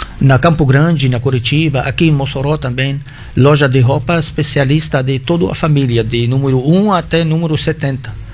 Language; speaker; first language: Portuguese; non-native, fluent; Arabic